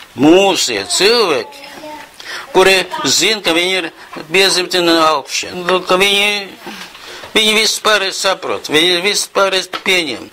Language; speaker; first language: Latvian; non-native, local second language; Russian